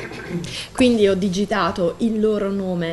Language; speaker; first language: Italian; native; Italian